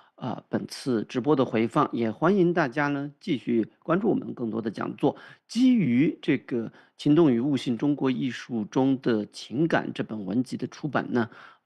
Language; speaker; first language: Chinese; native; Chinese